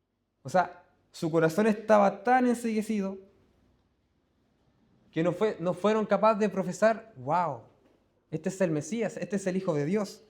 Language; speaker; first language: Spanish; native; Spanish